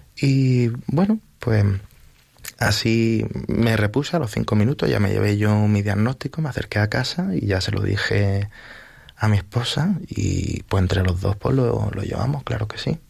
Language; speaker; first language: Spanish; native; Spanish